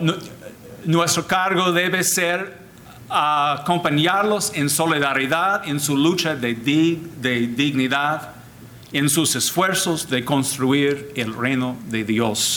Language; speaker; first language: Spanish; non-native, fluent; English